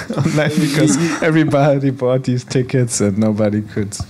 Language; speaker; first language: English; non-native, fluent; German